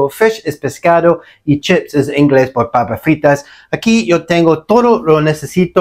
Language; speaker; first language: Spanish; non-native, learner; English